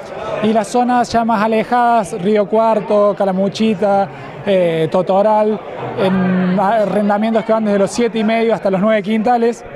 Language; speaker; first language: Spanish; native; Spanish